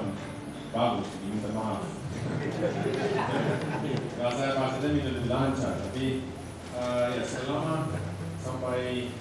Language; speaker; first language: Indonesian; non-native, learner; English